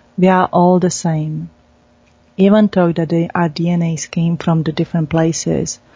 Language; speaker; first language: English; non-native, fluent; Czech